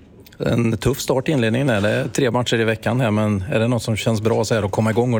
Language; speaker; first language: Swedish; native; Swedish